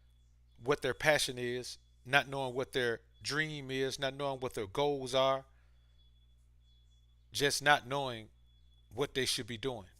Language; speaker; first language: English; native; English